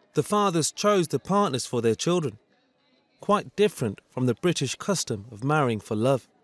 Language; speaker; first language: English; native; English